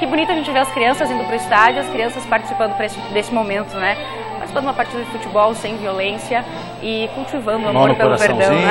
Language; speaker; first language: Portuguese; native; Portuguese